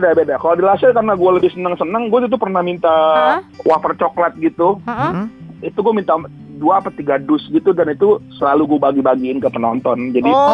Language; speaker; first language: Indonesian; native; Indonesian